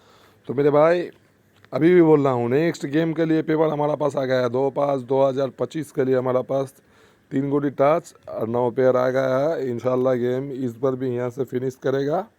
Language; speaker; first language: Hindi; non-native, fluent; Bangla